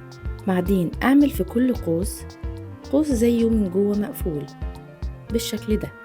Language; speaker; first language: Arabic; native; Arabic